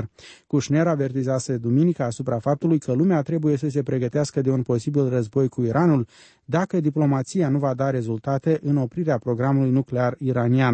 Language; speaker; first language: Romanian; native; Romanian